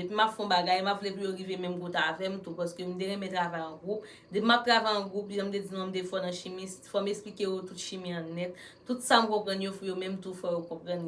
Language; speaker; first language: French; non-native, learner; Haitian Creole